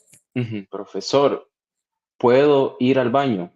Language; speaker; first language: Spanish; non-native, learner; English